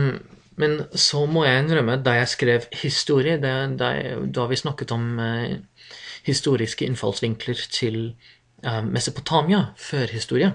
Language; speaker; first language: Norwegian; non-native, fluent; English